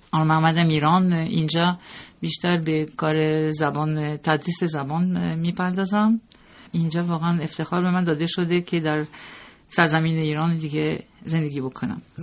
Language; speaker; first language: Persian; non-native, fluent; French